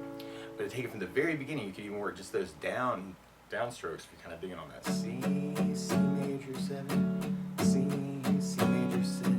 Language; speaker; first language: English; native; English